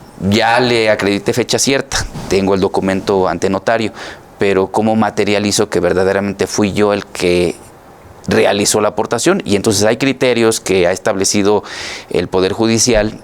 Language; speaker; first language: Spanish; native; Spanish